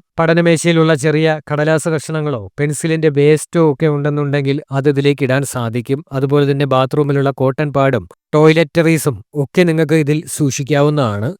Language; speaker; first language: Malayalam; native; Malayalam